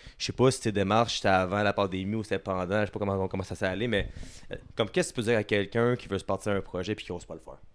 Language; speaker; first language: French; native; French